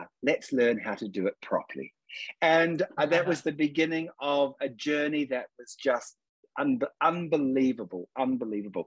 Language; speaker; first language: English; native; English